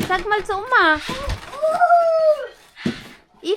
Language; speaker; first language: German; non-native, learner; Cebuano